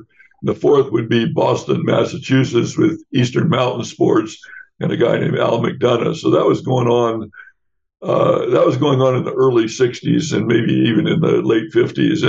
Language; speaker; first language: English; native; English